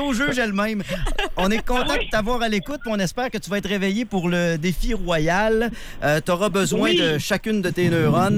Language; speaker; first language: French; native; French